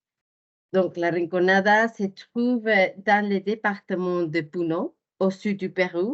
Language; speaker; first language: French; non-native, fluent; Spanish